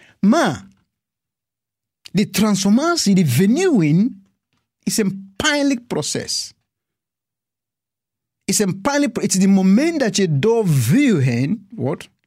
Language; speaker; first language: Dutch; non-native, fluent; English